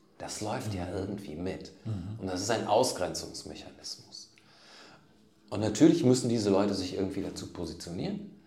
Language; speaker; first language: German; native; German